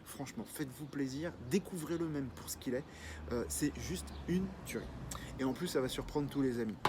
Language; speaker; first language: French; native; French